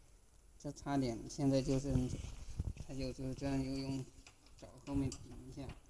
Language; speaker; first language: Chinese; native; Chinese